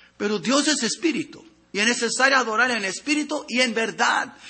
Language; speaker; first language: Spanish; non-native, fluent; English